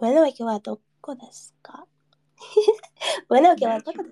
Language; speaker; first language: Japanese; non-native, learner; English